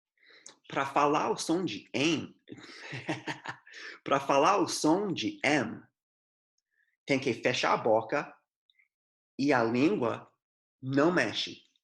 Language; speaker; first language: Portuguese; non-native, fluent; English